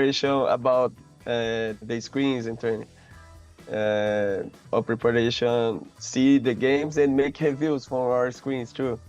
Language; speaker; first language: English; non-native, learner; Portuguese